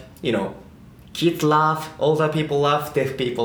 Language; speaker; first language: English; non-native, learner; Japanese